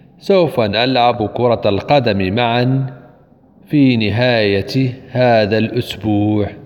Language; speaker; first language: Arabic; non-native, learner; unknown